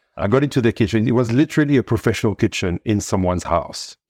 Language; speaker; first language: English; non-native, fluent; French